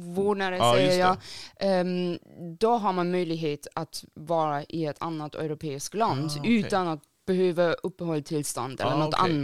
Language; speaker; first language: Swedish; non-native, fluent; German